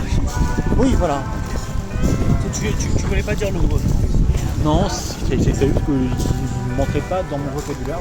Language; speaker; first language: French; native; French